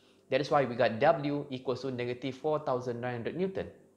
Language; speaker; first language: English; non-native, local second language; Malay